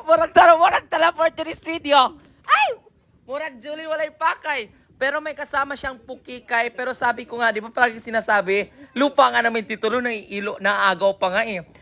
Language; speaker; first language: Filipino; non-native, local second language; Cebuano